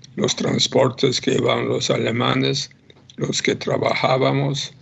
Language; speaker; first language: Spanish; non-native, fluent; Polish